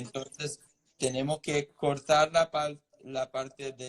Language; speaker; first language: Spanish; non-native, fluent; English